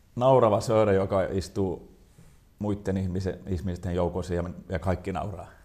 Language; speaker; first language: Finnish; non-native, local second language; Swedish